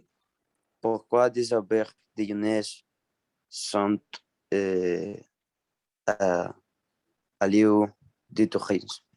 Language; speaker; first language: French; non-native, learner; Spanish